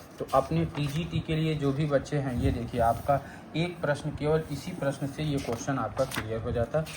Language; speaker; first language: Hindi; native; Hindi